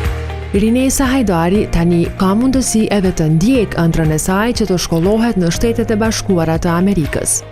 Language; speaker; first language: Albanian; native; Albanian